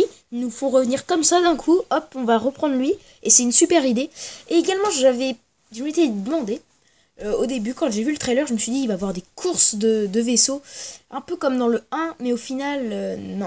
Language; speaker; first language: French; native; French